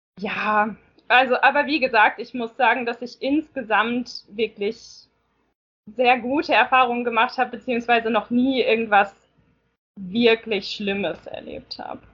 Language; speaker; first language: German; native; German